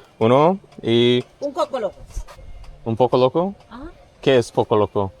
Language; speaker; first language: Spanish; non-native, learner; Turkish